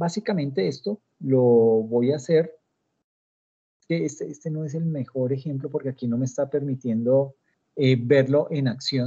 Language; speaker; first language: Spanish; native; Spanish